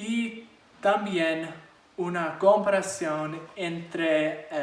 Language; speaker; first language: Spanish; non-native, learner; English